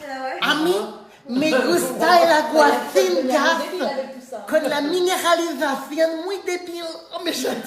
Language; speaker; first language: Spanish; non-native, learner; French